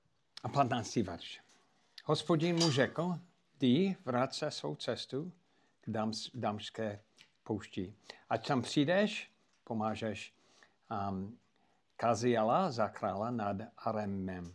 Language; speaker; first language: Czech; non-native, fluent; English